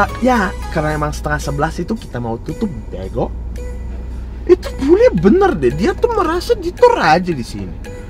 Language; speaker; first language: Indonesian; non-native, fluent; Russian